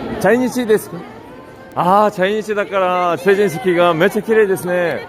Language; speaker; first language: Japanese; non-native, fluent; Korean